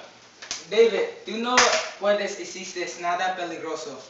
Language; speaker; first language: Spanish; non-native, learner; English